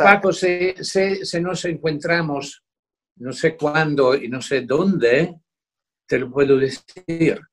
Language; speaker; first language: Spanish; non-native, fluent; Italian